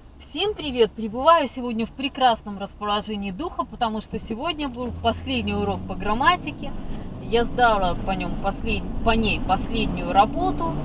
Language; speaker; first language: Russian; native; Russian